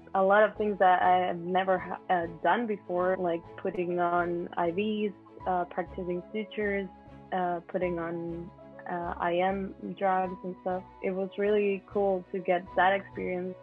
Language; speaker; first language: English; non-native, fluent; Spanish